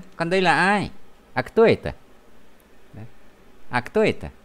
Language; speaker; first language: Russian; non-native, fluent; Vietnamese